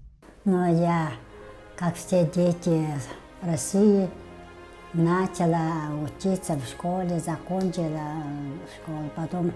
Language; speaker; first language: Russian; non-native, local second language; Tuvinian